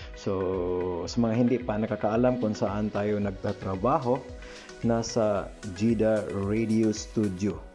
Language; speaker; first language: Filipino; non-native, local second language; Cebuano